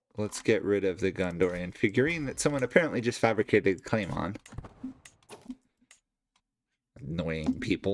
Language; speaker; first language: English; native; English